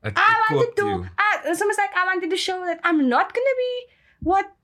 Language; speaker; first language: English; native; English